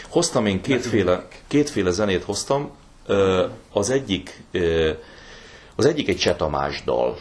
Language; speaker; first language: Hungarian; native; Hungarian